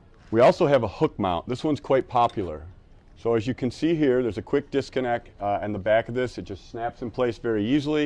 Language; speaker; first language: English; native; English